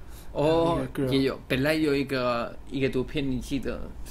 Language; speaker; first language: Chinese; non-native, fluent; English